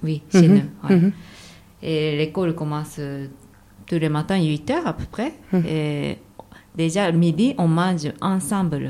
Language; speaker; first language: French; non-native, fluent; Japanese